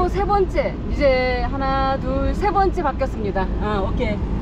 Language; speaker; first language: Korean; native; Korean